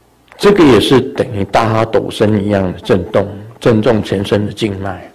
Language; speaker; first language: Chinese; native; Chinese